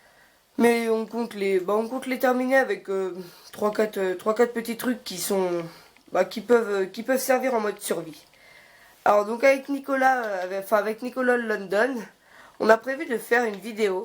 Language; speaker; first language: French; native; French